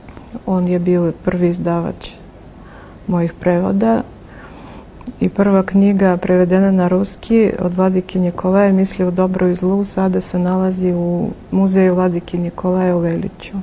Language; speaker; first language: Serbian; non-native, fluent; Russian